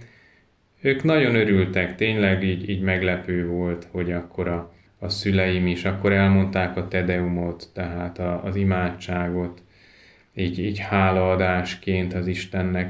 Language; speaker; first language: Hungarian; native; Hungarian